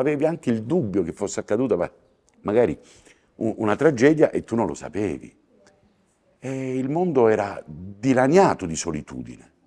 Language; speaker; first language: Italian; native; Italian